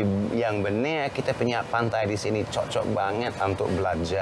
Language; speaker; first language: Indonesian; non-native, fluent; English